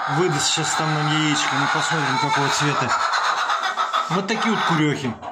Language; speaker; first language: Russian; native; Russian